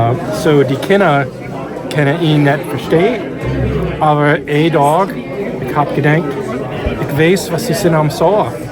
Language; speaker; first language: German; early bilingual, heritage; English